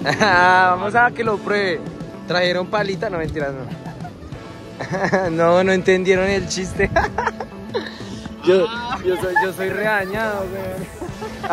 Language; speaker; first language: Spanish; native; Spanish